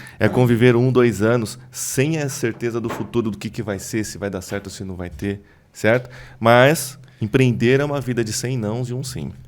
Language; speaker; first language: Portuguese; native; Portuguese